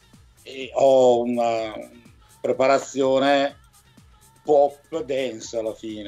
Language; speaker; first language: Italian; native; Italian